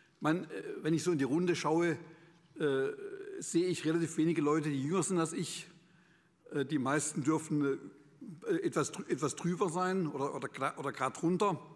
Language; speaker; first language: German; native; German